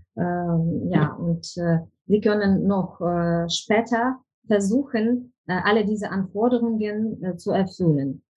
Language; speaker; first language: German; non-native, fluent; Ukrainian